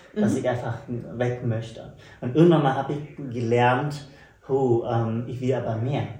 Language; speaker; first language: German; non-native, fluent; Vietnamese